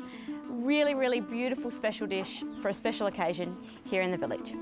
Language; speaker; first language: English; native; English